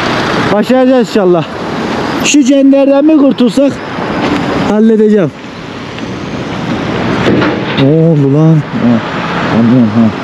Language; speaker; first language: Turkish; native; Turkish